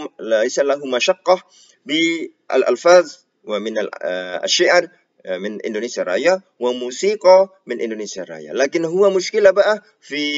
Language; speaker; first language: Arabic; non-native, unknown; Indonesian